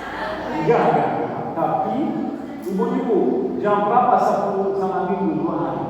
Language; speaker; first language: Indonesian; non-native, learner; Arabic